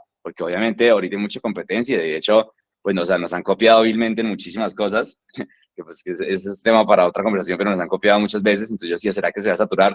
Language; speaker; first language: Spanish; native; Spanish